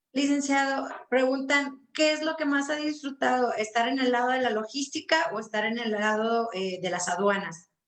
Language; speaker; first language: Spanish; native; Spanish